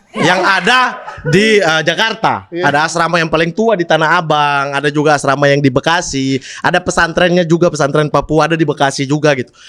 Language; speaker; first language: Indonesian; native; Indonesian